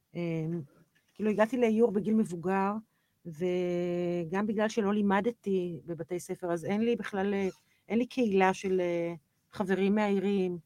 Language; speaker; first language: Hebrew; native; Hebrew